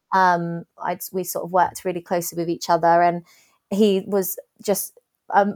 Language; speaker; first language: English; native; English